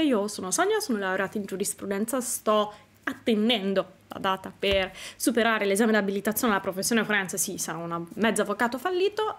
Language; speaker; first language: Italian; native; Italian